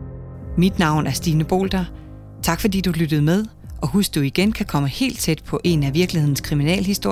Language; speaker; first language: Danish; native; Danish